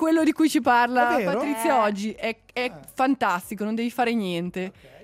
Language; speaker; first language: Italian; native; Italian